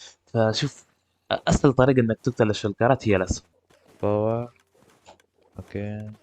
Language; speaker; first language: Arabic; native; Arabic